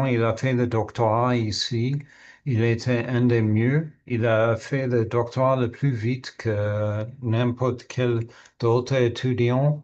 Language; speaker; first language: French; non-native, learner; English